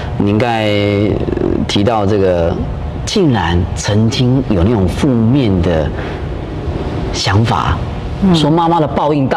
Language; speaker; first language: Chinese; native; Chinese